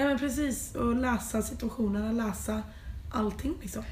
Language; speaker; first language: Swedish; native; Swedish